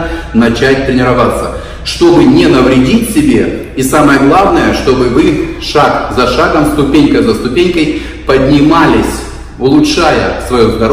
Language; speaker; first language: Russian; native; Russian